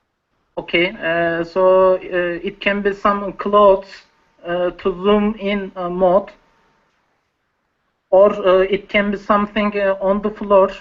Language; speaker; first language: English; non-native, learner; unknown